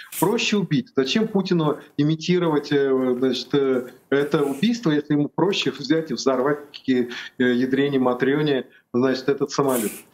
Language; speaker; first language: Russian; native; Russian